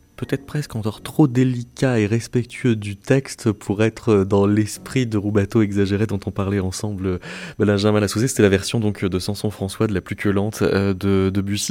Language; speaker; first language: French; native; French